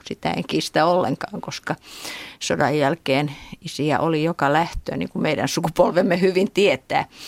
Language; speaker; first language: Finnish; native; Finnish